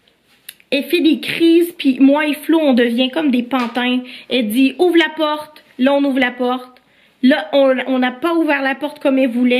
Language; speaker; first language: French; native; French